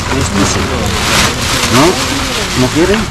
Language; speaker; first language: Spanish; non-native, learner; Filipino